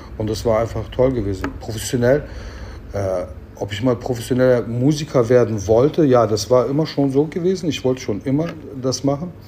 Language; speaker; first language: German; early bilingual, other home language; Turkish